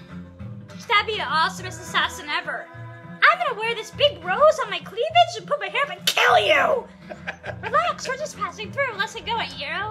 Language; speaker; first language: English; native; English